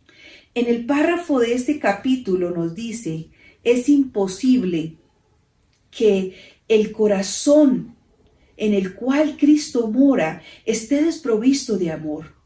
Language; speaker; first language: Spanish; native; Spanish